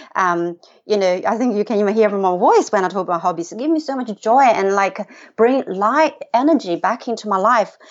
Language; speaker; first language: English; non-native, fluent; Chinese